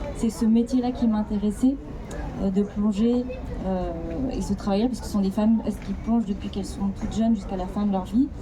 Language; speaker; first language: French; native; French